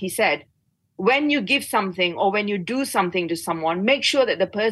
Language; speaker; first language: English; non-native, local second language; Tamil